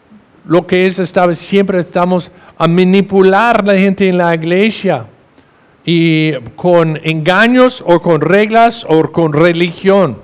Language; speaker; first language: Spanish; non-native, fluent; English